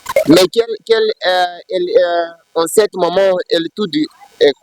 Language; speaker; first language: French; non-native, learner; Portuguese